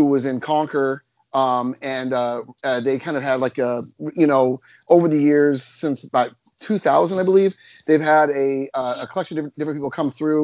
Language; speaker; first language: English; native; English